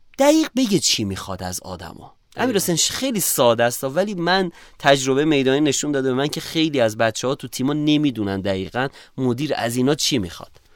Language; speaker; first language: Persian; native; Persian